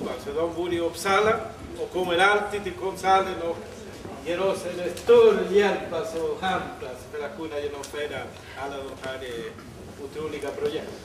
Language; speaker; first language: Swedish; non-native, fluent; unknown